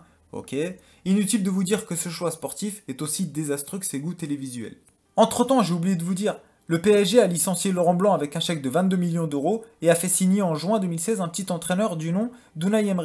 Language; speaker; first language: French; native; French